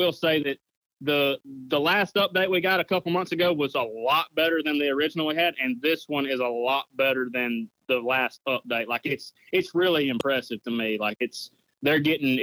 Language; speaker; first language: English; native; English